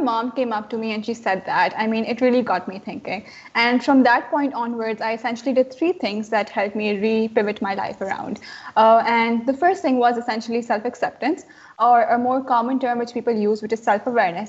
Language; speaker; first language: English; non-native, local second language; Urdu